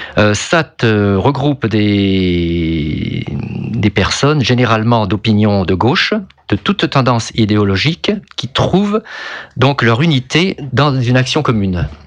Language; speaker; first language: French; native; French